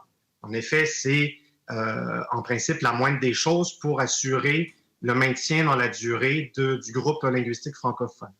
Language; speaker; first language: French; native; French